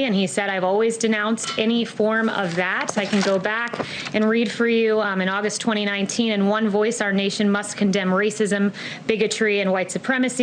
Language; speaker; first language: English; native; English